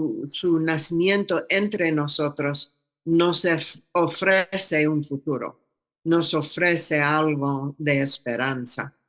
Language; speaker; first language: Spanish; non-native, fluent; English